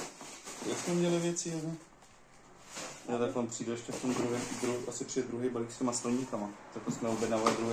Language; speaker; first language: Czech; native; Czech